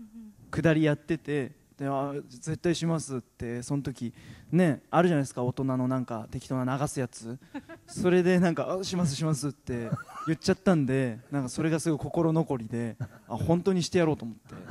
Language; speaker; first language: Japanese; native; Japanese